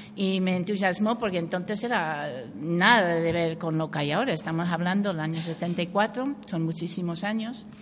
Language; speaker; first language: Spanish; non-native, fluent; English